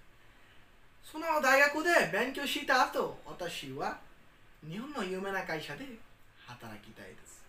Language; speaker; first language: Japanese; non-native, learner; Bangla